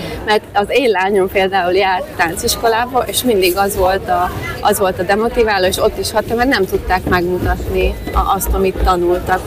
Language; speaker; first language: Hungarian; native; Hungarian